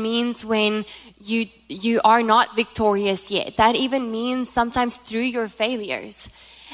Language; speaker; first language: English; non-native, local second language; Afrikaans